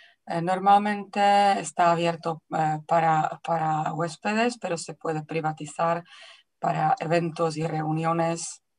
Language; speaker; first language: Spanish; non-native, fluent; Czech